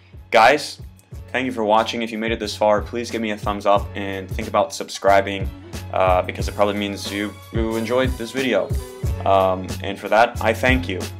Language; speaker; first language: English; native; English